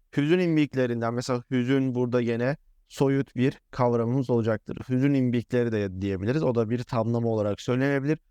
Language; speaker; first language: Turkish; native; Turkish